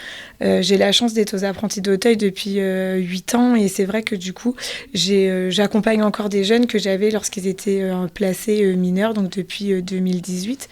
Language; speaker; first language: French; native; French